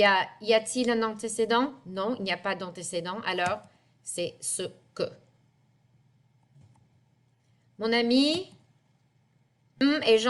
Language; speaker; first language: French; non-native, fluent; English